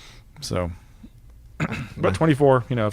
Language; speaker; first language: English; native; English